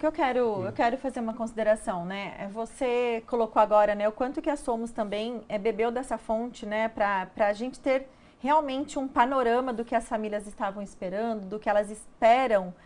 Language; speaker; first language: Portuguese; native; Portuguese